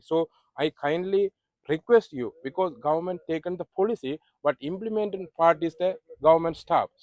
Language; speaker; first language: English; non-native, local second language; Tamil